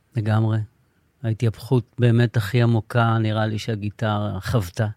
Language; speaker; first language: Hebrew; native; Hebrew